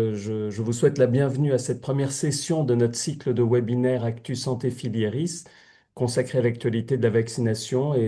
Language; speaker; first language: French; native; French